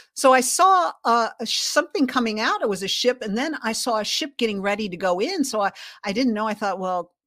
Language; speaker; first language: English; native; English